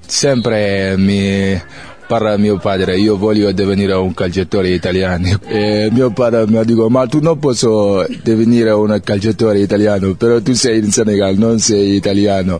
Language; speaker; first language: Italian; non-native, learner; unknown